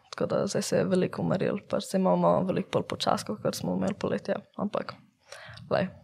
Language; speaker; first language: Slovenian; early bilingual, heritage; English